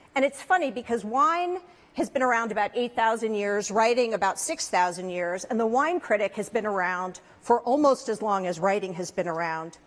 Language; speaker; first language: English; native; English